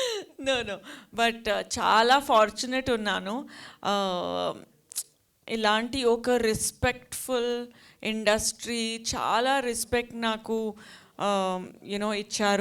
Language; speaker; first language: Telugu; non-native, fluent; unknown